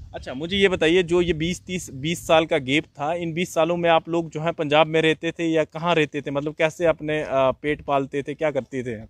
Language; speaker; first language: Hindi; native; Hindi